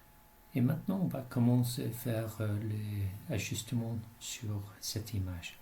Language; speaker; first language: French; non-native, fluent; English